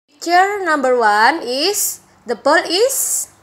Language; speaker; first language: English; non-native, learner; Indonesian